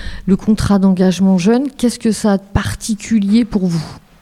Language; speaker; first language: French; native; French